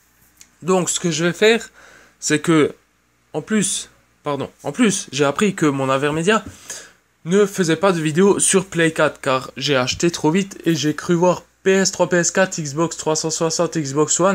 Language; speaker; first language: French; native; French